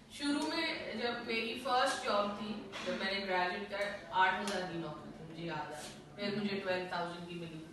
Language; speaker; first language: Urdu; native; Urdu